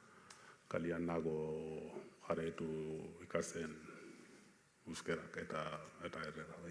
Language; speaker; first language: Basque; non-native, learner; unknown